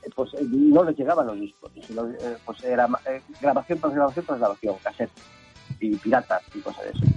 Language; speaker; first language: Spanish; native; Spanish